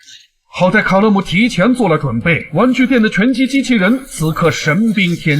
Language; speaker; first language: Chinese; native; Chinese